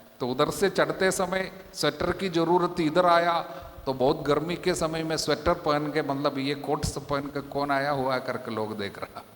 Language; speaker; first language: Hindi; non-native, local second language; Malayalam